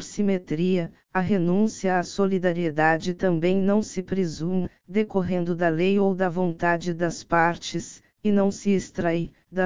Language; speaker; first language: Portuguese; native; Portuguese